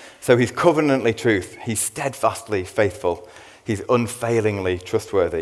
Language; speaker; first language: English; native; English